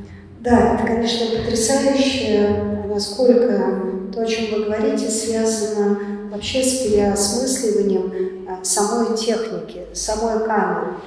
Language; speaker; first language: Russian; native; Russian